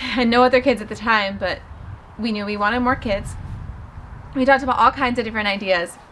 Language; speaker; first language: English; native; English